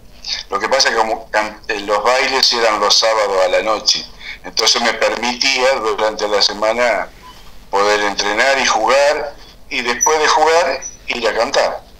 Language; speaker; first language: Spanish; native; Spanish